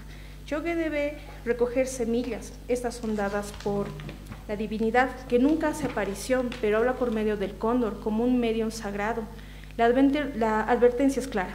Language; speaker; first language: Spanish; native; Spanish